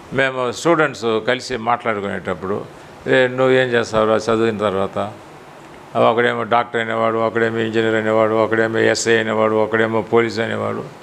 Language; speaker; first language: Telugu; non-native, local second language; Tamil